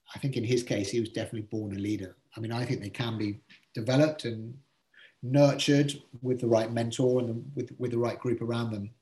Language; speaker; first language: English; native; English